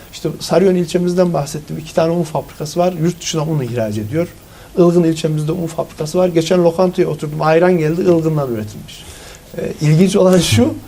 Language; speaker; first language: Turkish; native; Turkish